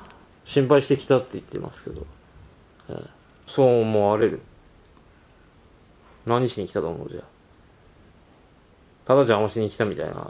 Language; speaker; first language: Japanese; native; Japanese